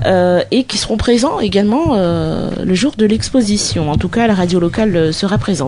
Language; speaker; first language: French; native; French